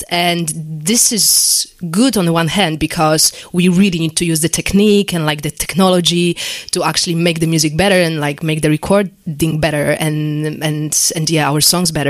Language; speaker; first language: English; non-native, fluent; Polish